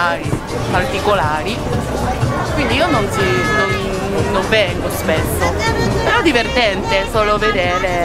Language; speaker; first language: Italian; non-native, fluent; Japanese